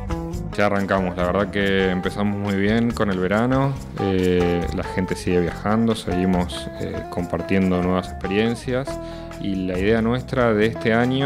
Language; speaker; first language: Spanish; native; Spanish